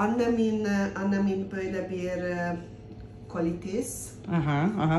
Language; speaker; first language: Turkish; non-native, learner; Hungarian